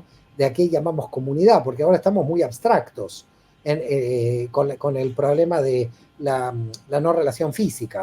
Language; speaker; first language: Spanish; native; Spanish